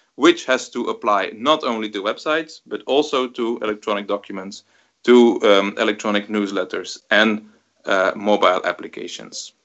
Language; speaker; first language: English; non-native, fluent; Dutch